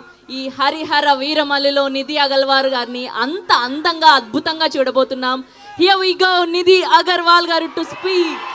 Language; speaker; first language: Telugu; native; Telugu